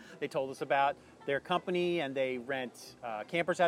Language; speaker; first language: English; native; English